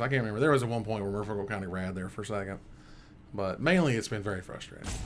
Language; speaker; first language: English; native; English